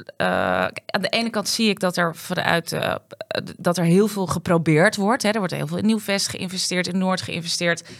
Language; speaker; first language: Dutch; native; Dutch